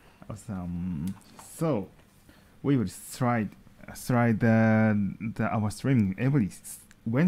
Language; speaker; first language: English; non-native, learner; Japanese